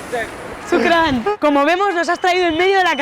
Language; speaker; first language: Spanish; native; Spanish